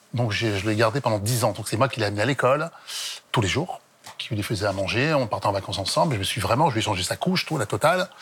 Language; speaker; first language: French; native; French